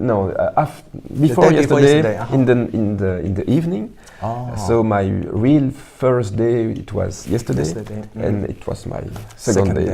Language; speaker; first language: English; non-native, learner; French